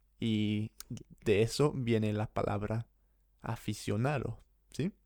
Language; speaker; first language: Spanish; non-native, fluent; English